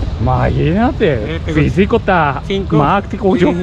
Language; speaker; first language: Spanish; non-native, learner; Japanese